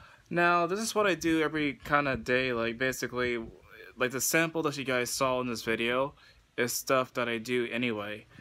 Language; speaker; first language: English; native; English